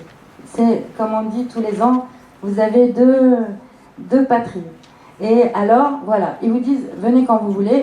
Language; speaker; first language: French; native; French